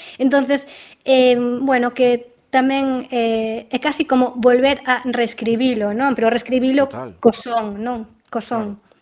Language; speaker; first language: Galician; native; Galician